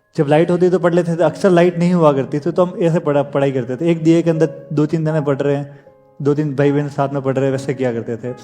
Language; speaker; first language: Hindi; native; Hindi